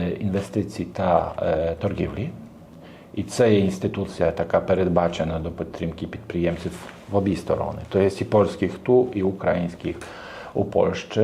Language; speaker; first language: Ukrainian; non-native, learner; Polish